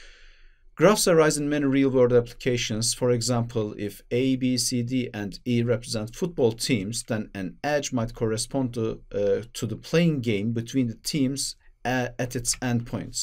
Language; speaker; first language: English; non-native, fluent; Turkish